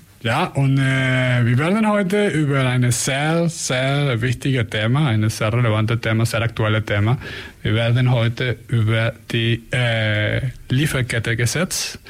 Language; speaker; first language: German; non-native, learner; Spanish